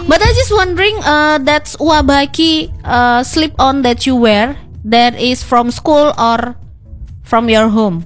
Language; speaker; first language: English; non-native, learner; Indonesian